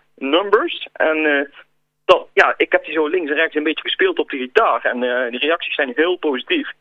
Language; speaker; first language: Dutch; native; Dutch